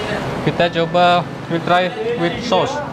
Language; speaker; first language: English; non-native, learner; Indonesian